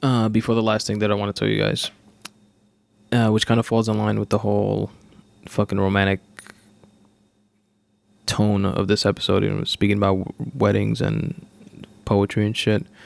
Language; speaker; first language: English; native; English